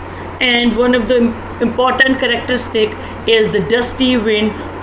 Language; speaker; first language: English; non-native, local second language; Urdu